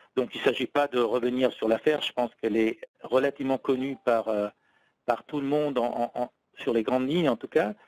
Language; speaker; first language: French; native; French